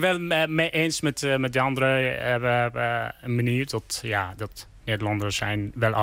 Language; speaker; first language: Dutch; non-native, learner; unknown